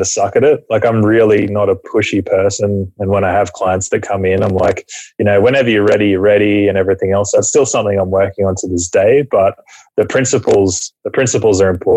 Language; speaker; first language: English; native; English